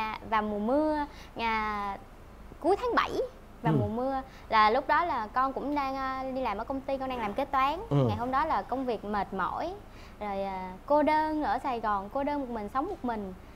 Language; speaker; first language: Vietnamese; native; Vietnamese